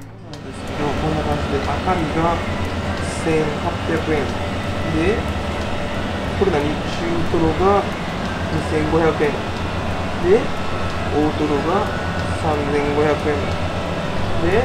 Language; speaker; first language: Japanese; native; Japanese